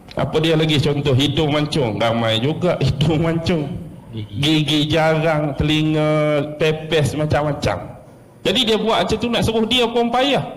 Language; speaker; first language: Malay; native; Malay